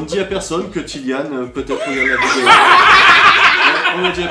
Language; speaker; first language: French; native; French